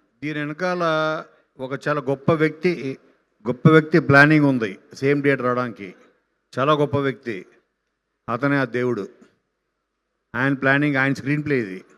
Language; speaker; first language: Telugu; native; Telugu